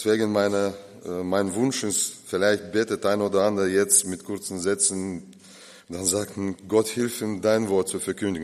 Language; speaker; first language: German; non-native, fluent; Russian